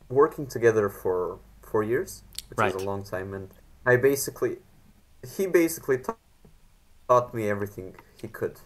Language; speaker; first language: English; non-native, fluent; Macedonian